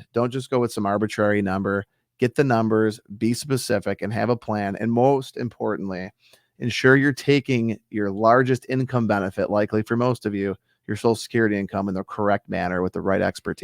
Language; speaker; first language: English; native; English